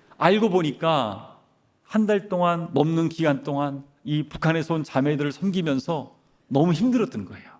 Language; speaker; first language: Korean; native; Korean